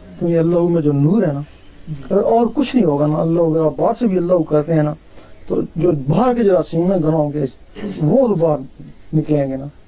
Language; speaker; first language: Urdu; non-native, local second language; Punjabi